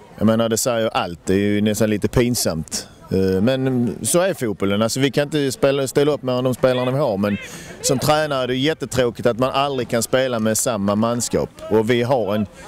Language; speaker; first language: Swedish; native; Swedish